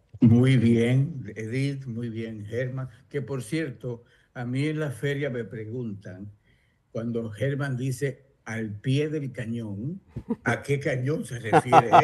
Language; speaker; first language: Spanish; native; Spanish